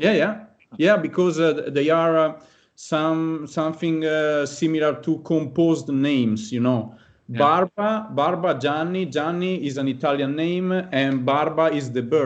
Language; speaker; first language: English; non-native, fluent; Italian